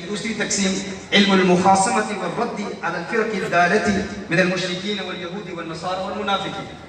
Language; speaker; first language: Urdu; early bilingual, heritage; Urdu